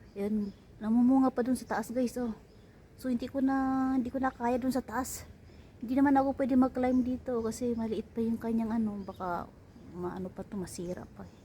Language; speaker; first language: Filipino; non-native, local second language; Chavacano